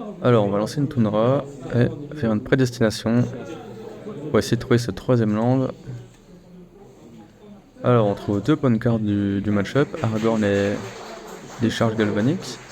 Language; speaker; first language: French; native; French